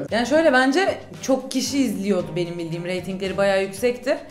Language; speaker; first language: Turkish; native; Turkish